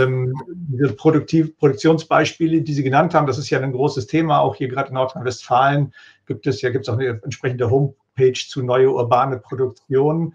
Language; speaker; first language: German; native; German